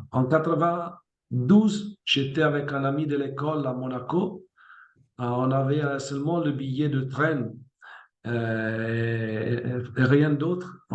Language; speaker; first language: French; non-native, fluent; Italian